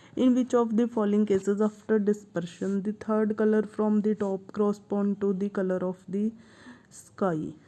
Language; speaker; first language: English; non-native, local second language; Punjabi